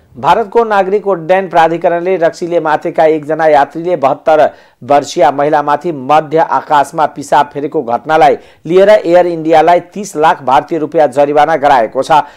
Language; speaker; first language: Nepali; non-native, local second language; Maithili